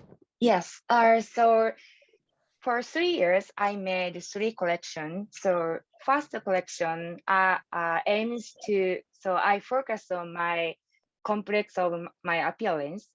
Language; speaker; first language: English; non-native, learner; Japanese